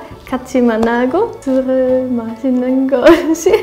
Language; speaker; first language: Korean; non-native, learner; German